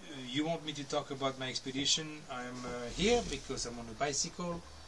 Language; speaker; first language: English; native; English